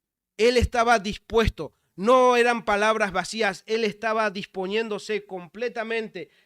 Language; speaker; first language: Spanish; native; Spanish